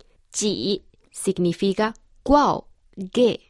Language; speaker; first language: Portuguese; non-native, fluent; Chinese